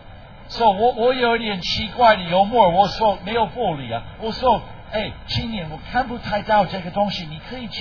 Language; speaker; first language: Chinese; non-native, fluent; English